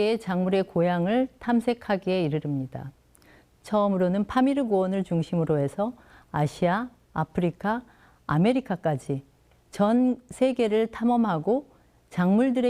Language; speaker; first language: Korean; native; Korean